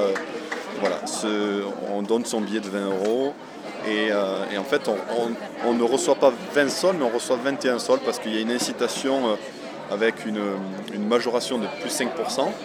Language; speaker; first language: French; native; French